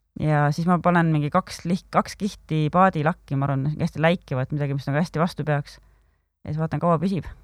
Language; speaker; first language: Estonian; native; Estonian